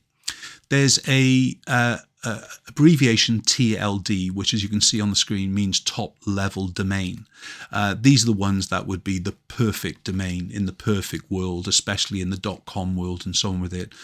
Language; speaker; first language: English; native; English